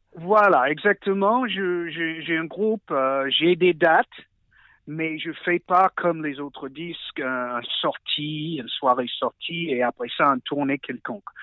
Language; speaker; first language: French; non-native, fluent; English